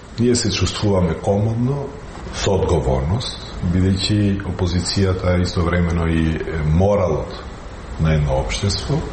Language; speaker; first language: Macedonian; non-native, local second language; Albanian